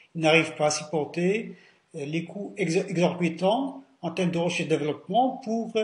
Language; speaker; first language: French; non-native, local second language; Arabic